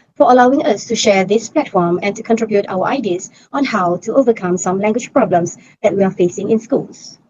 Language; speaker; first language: English; non-native, local second language; Malay